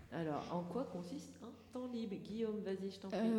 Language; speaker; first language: French; native; French